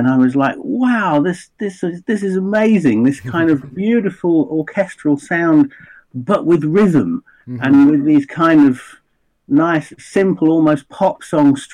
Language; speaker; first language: English; native; English